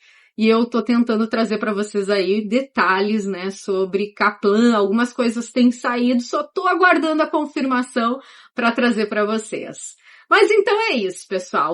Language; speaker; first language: Portuguese; native; Portuguese